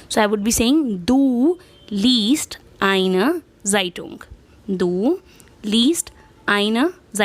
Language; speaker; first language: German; non-native, fluent; Hindi